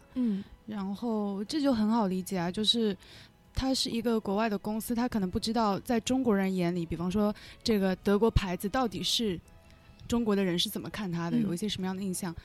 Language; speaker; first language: Chinese; native; Chinese